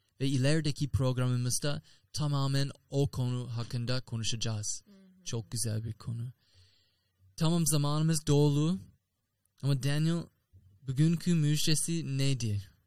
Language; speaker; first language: Turkish; non-native, learner; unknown